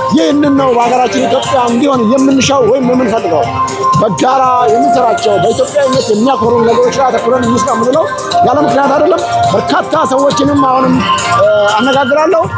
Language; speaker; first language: Amharic; native; Amharic